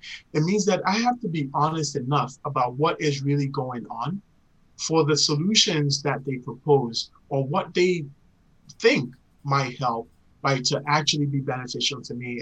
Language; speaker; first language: English; non-native, local second language; Akan